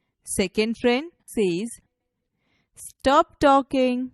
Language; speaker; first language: English; non-native, local second language; Gujarati